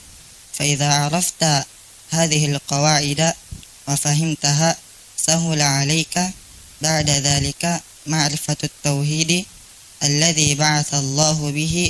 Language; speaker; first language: Arabic; non-native, learner; Indonesian